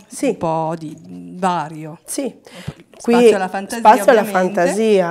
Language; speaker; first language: Italian; native; Italian